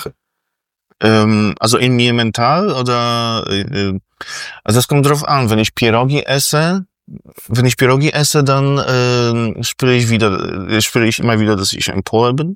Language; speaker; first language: German; non-native, fluent; Polish